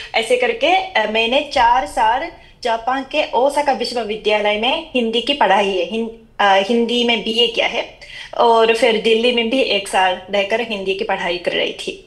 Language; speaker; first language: Hindi; non-native, fluent; Japanese